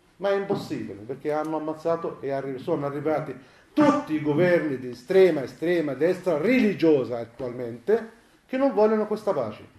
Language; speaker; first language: Italian; non-native, fluent; Arabic